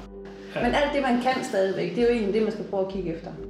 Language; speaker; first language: Danish; native; Danish